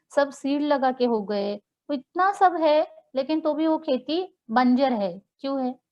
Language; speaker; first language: Hindi; non-native, local second language; Marathi